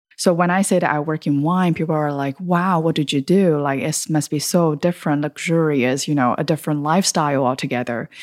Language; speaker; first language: English; early bilingual, other home language; Chinese